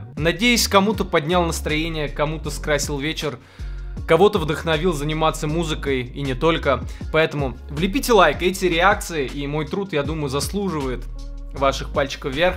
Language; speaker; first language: Russian; native; Russian